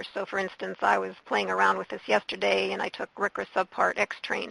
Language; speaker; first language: English; native; English